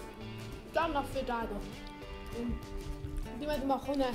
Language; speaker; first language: Welsh; non-native, local second language; English